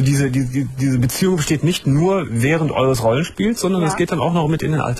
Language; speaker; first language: German; native; German